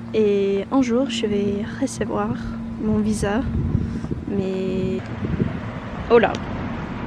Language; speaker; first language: French; non-native, learner; English